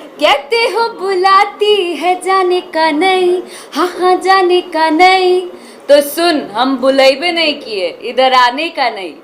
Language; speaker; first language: Hindi; native; Hindi